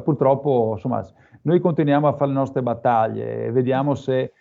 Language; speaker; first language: Italian; native; Italian